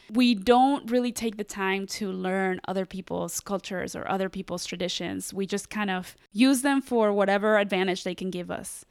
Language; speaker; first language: English; early bilingual, other home language; Spanish